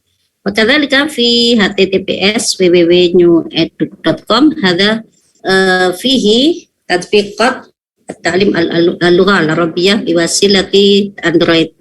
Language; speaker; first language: Arabic; non-native, fluent; Indonesian